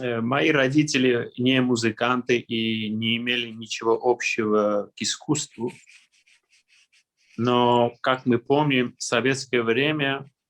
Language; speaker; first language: Russian; non-native, local second language; Armenian